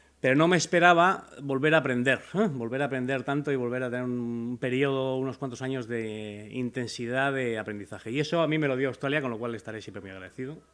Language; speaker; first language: Spanish; native; Spanish